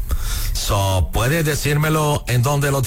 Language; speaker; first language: Spanish; non-native, learner; English